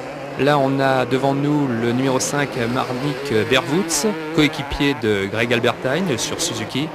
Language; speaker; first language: French; native; French